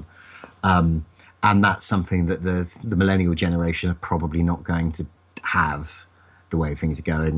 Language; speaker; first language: English; native; English